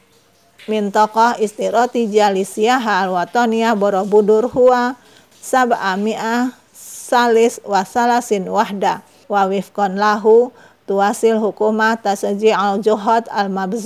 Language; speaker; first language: Arabic; non-native, fluent; Indonesian